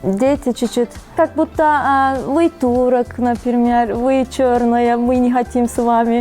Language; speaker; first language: Russian; non-native, fluent; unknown